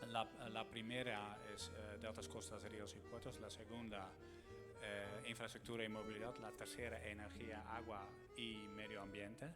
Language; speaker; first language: Spanish; non-native, fluent; Dutch